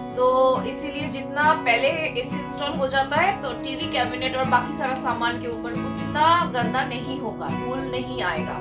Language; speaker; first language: Hindi; non-native, local second language; Bangla